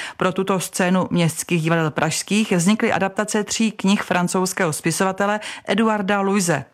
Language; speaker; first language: Czech; native; Czech